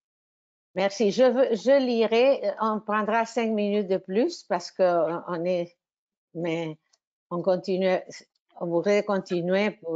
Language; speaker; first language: French; non-native, fluent; Spanish